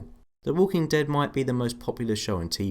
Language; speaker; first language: English; native; English